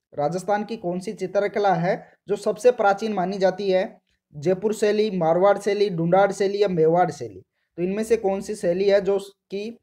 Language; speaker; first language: Hindi; native; Hindi